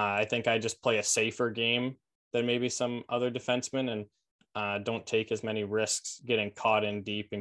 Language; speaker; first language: English; native; English